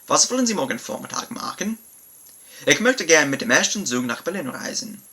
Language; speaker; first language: German; non-native, learner; English